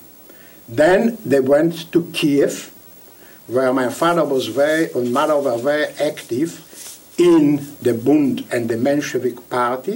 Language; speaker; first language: English; non-native, fluent; Yiddish